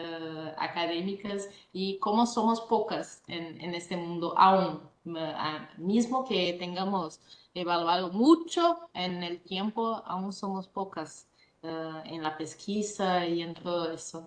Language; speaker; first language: Spanish; non-native, fluent; Portuguese